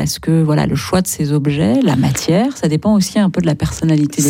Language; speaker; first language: French; native; French